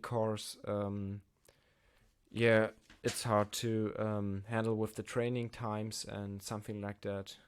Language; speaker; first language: English; non-native, learner; German